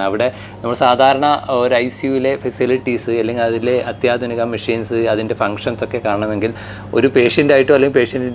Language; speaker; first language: Malayalam; native; Malayalam